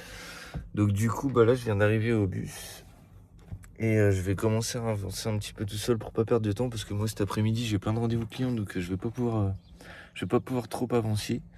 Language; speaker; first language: French; native; French